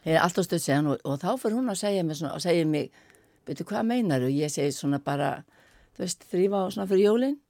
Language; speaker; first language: Icelandic; non-native, fluent; Faroese